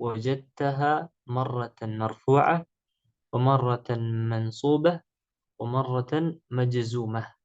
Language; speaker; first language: Arabic; non-native, fluent; Indonesian